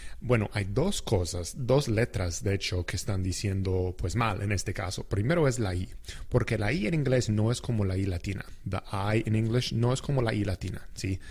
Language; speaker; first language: Spanish; non-native, fluent; English